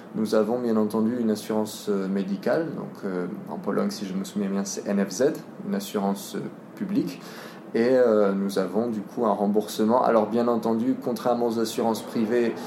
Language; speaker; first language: French; native; French